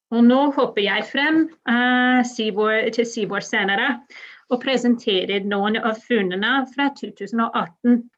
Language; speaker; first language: Norwegian; non-native, fluent; English